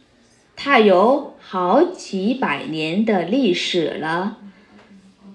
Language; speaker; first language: Chinese; non-native, fluent; Vietnamese